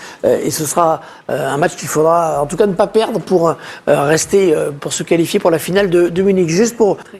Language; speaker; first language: French; native; French